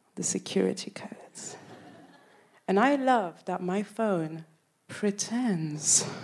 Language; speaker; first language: English; non-native, fluent; French